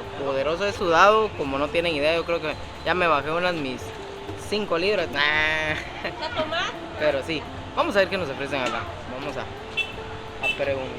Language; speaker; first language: Spanish; native; Spanish